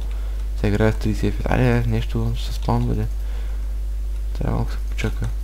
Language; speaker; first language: Bulgarian; native; Bulgarian